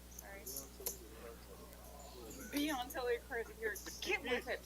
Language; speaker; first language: English; native; English